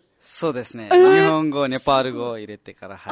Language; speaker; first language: Japanese; non-native, fluent; Nepali